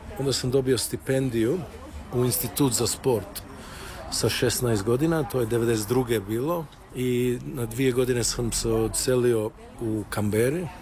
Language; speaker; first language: Croatian; early bilingual, heritage; Croatian